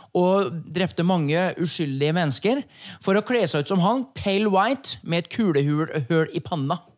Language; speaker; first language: Norwegian; native; Norwegian